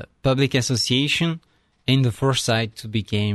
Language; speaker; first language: English; non-native, fluent; French